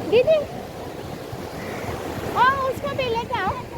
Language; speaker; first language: Hindi; non-native, local second language; Tibetan